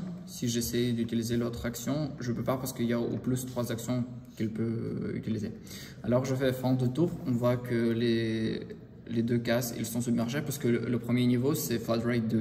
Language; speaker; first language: French; non-native, learner; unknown